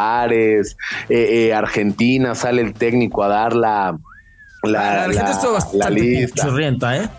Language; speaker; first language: Spanish; native; Spanish